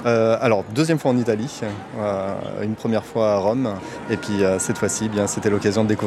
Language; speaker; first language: French; native; French